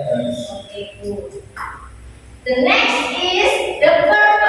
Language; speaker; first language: English; non-native, learner; Indonesian